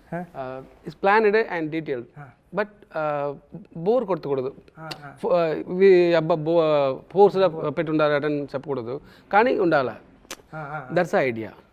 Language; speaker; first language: Telugu; non-native, local second language; Tamil